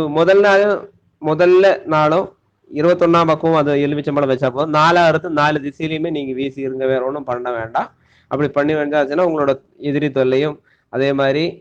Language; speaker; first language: Tamil; non-native, local second language; Malayalam